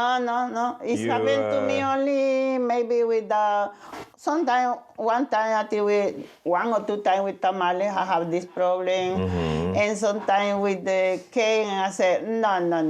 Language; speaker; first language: English; non-native, learner; Spanish